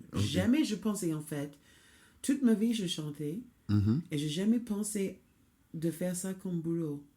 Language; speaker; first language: French; non-native, fluent; English